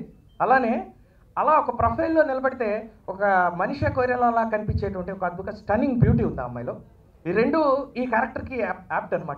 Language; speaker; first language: Telugu; native; Telugu